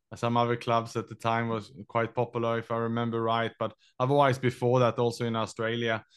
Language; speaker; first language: English; non-native, fluent; Swedish